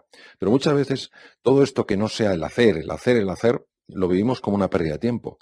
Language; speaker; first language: Spanish; native; Spanish